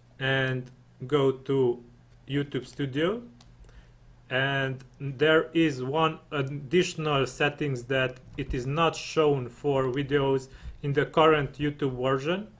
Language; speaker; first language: English; non-native, fluent; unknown